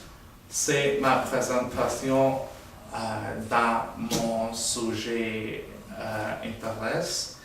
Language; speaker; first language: French; non-native, learner; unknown